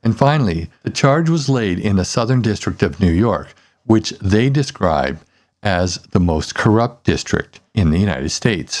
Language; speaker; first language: English; native; English